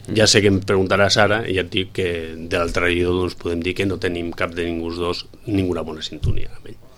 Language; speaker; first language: Catalan; non-native, local second language; Spanish